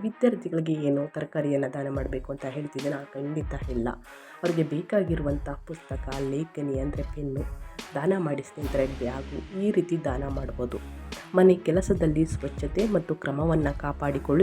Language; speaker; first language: Kannada; native; Kannada